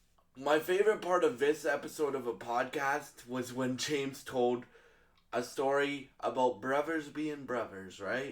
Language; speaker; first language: English; native; English